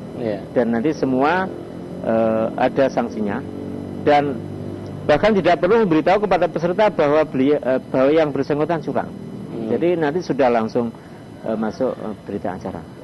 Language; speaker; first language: Indonesian; native; Indonesian